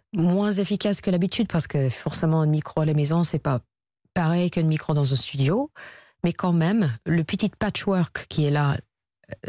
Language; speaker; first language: French; non-native, fluent; English